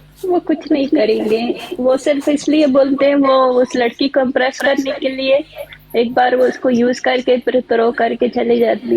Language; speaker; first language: Hindi; native; Hindi